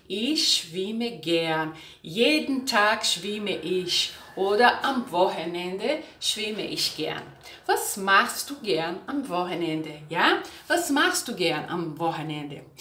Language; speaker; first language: German; non-native, fluent; Portuguese